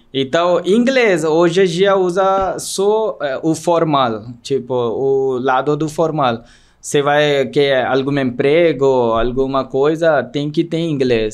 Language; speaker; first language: Portuguese; non-native, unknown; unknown